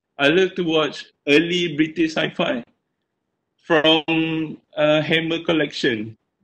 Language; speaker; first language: English; non-native, local second language; Malay